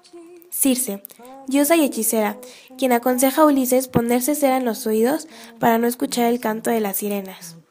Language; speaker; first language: Spanish; native; Spanish